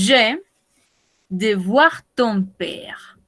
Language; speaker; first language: French; non-native, learner; Spanish